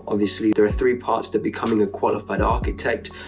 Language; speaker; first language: English; native; English